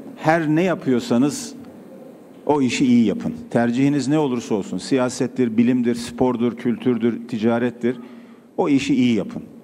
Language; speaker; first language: Turkish; native; Turkish